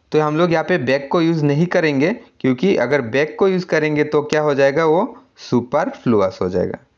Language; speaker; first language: Hindi; non-native, local second language; Assamese